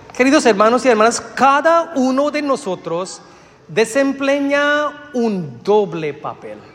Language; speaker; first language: Spanish; non-native, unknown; Malayalam